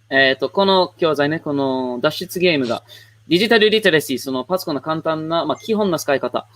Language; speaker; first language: Japanese; non-native, learner; English